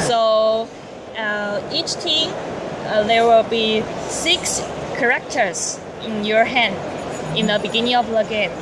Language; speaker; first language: English; non-native, learner; Chinese